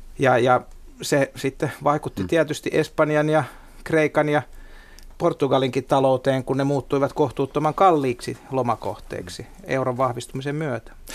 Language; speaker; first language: Finnish; native; Finnish